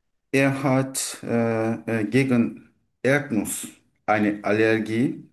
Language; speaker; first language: German; non-native, learner; Turkish